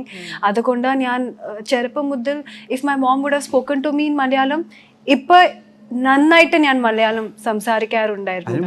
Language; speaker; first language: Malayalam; non-native, local second language; Hindi